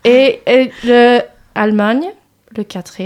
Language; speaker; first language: French; non-native, fluent; English